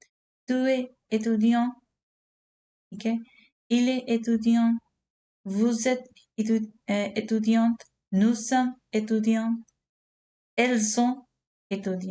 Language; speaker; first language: French; non-native, learner; Urdu